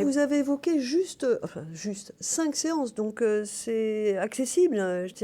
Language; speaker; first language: French; native; French